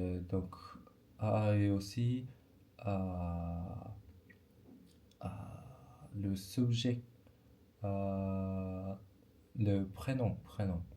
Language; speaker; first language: French; non-native, learner; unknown